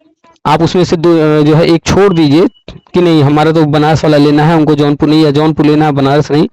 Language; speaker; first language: Hindi; native; Hindi